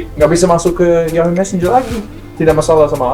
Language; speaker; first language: Indonesian; non-native, learner; English